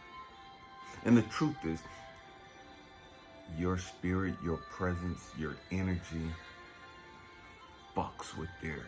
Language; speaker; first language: English; native; English